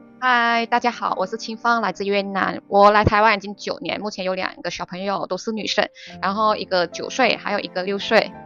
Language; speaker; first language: Chinese; non-native, fluent; Vietnamese